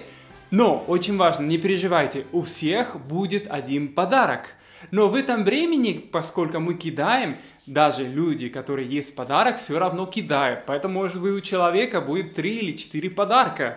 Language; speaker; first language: Russian; non-native, fluent; Spanish